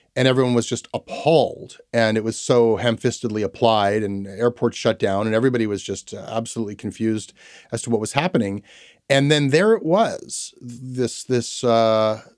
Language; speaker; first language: English; native; English